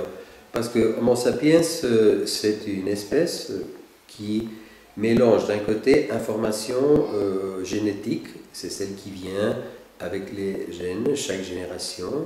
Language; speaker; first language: French; non-native, fluent; Spanish